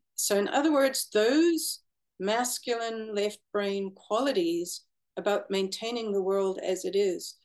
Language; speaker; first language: English; native; English